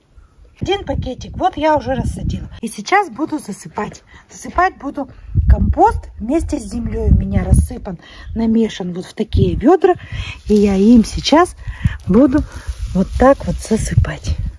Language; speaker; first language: Russian; native; Russian